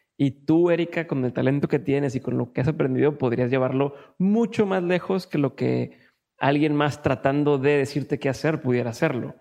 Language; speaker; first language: Spanish; native; Spanish